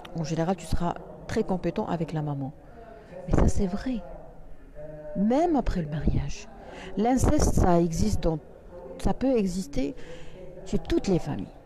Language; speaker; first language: French; non-native, local second language; Arabic